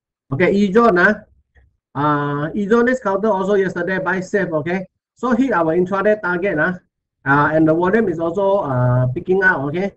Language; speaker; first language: English; non-native, local second language; Chinese